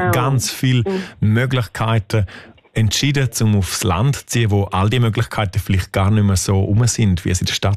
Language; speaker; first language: German; native; German